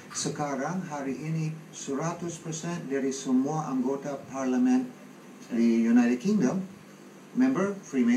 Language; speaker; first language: Indonesian; non-native, fluent; English